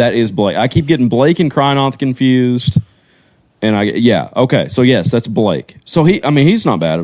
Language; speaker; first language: English; native; English